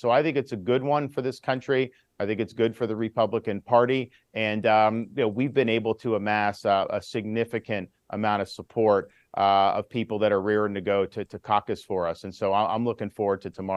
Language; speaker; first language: English; native; English